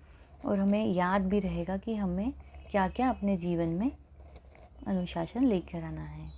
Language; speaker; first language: Hindi; native; Hindi